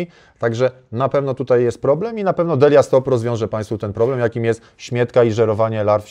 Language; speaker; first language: Polish; native; Polish